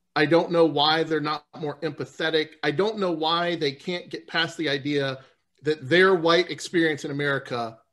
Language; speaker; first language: English; native; English